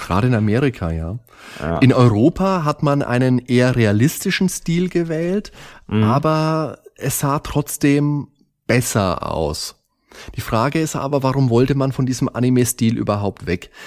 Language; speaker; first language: German; native; German